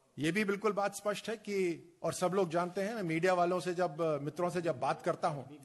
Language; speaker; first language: Hindi; native; Hindi